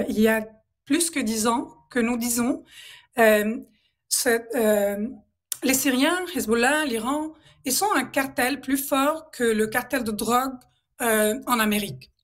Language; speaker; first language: French; non-native, local second language; Arabic